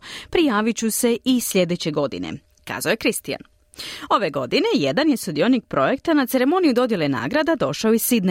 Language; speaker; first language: Serbian; native; Serbian